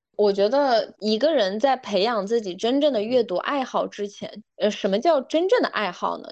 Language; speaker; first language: Chinese; non-native, local second language; Uyghur